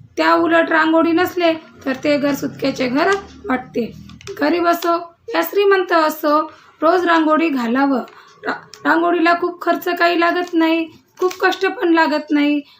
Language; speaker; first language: Marathi; non-native, local second language; Telugu